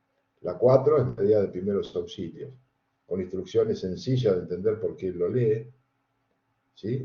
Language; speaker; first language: Spanish; native; Spanish